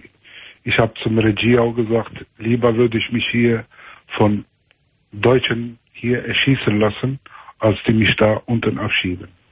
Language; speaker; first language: German; early bilingual, other home language; Albanian